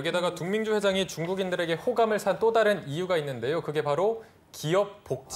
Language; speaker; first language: Korean; native; Korean